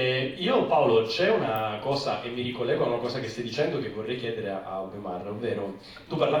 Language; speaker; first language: Italian; native; Italian